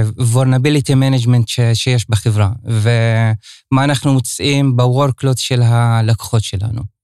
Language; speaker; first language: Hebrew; non-native, local second language; Arabic